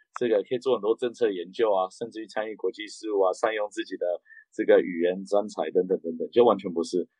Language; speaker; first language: Chinese; early bilingual, heritage; Chinese